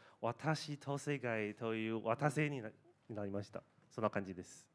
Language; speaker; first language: Japanese; non-native, learner; Chinese